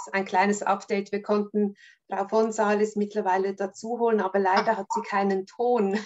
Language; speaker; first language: German; native; German